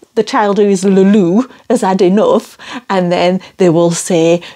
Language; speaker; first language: English; non-native, fluent; French